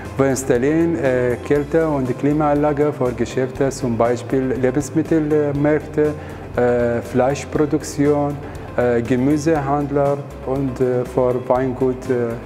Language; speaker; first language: German; non-native, fluent; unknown